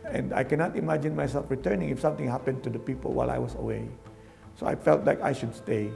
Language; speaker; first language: English; non-native, local second language; Filipino